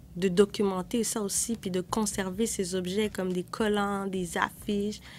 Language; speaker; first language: French; native; French